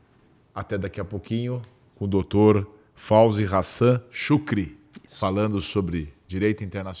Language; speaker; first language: Portuguese; native; Portuguese